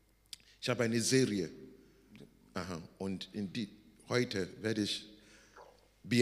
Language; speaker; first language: German; non-native, learner; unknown